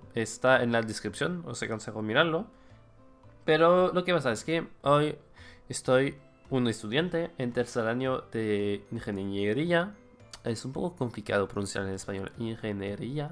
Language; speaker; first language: Spanish; non-native, fluent; French